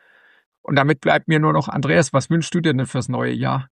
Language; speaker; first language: German; native; German